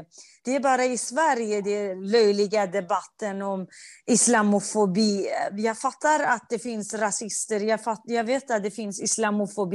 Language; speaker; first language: Swedish; non-native, fluent; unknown